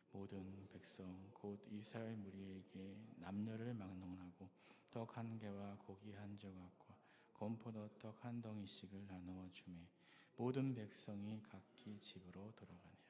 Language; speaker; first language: Korean; native; Korean